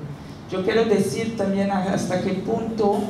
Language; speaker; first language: Spanish; non-native, fluent; Portuguese